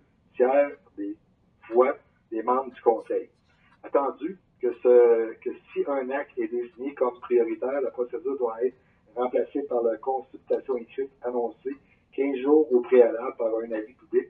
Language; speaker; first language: French; native; French